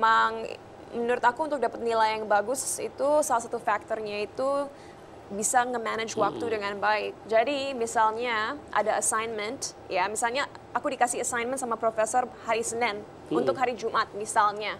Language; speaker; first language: Indonesian; early bilingual, heritage; Indonesian